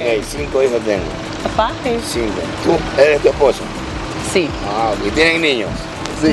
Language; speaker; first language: Spanish; non-native, learner; English